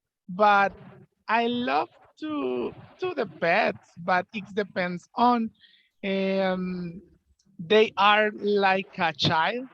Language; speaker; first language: English; non-native, learner; Spanish